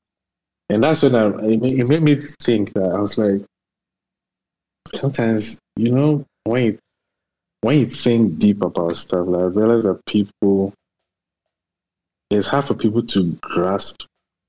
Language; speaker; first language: English; non-native, local second language; Akan